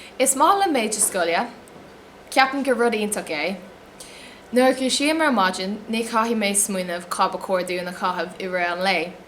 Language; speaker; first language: Irish; non-native, local second language; English